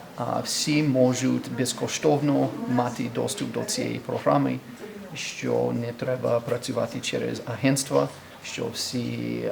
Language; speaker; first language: Ukrainian; non-native, learner; English